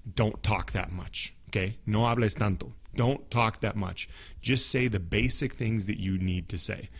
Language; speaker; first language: English; native; English